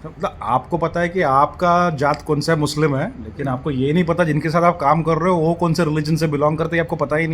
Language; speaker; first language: Hindi; native; Hindi